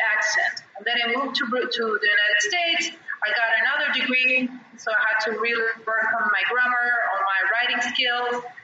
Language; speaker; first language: English; non-native, fluent; Spanish